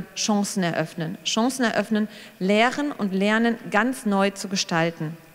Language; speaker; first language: German; native; German